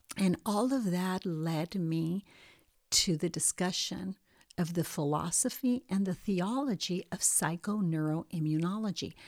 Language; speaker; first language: English; early bilingual, other home language; Spanish